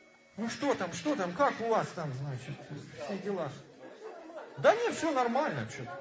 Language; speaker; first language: Russian; native; Russian